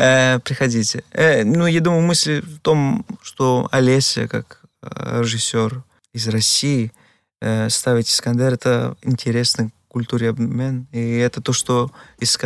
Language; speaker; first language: Russian; non-native, fluent; Greek